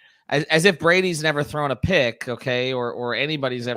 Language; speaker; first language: English; native; English